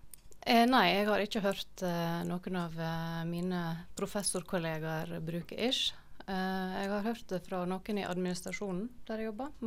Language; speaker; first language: Norwegian; native; Norwegian